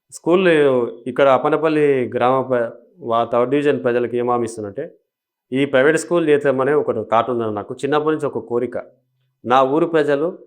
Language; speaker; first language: Telugu; native; Telugu